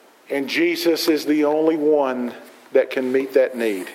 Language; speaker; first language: English; native; English